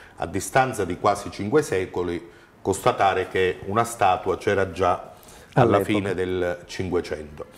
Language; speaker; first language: Italian; native; Italian